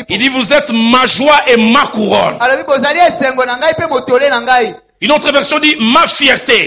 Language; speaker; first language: French; non-native, local second language; Lingala